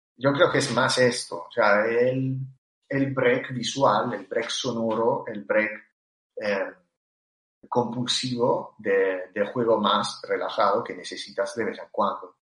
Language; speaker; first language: Spanish; non-native, fluent; Italian